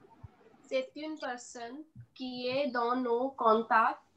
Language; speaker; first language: French; non-native, learner; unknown